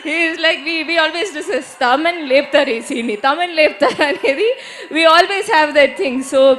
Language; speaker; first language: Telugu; non-native, learner; Malayalam